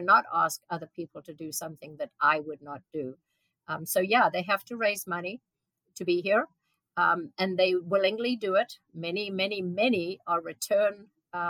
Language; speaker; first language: English; native; English